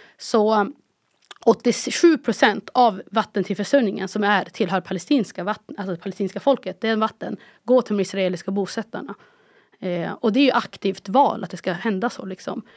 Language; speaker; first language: Swedish; early bilingual, other home language; Arabic